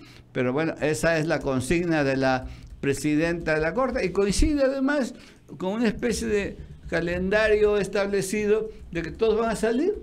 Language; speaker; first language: Spanish; native; Spanish